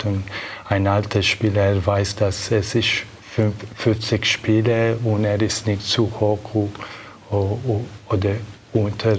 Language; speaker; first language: German; non-native, learner; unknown